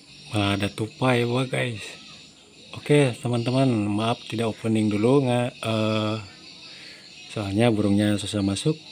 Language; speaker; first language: Indonesian; non-native, local second language; Sundanese